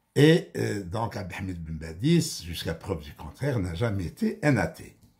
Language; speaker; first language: French; non-native, local second language; Arabic